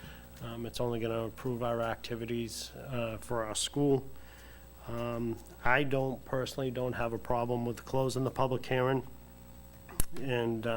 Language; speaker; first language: English; native; English